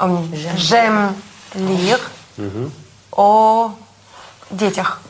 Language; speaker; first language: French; non-native, learner; Russian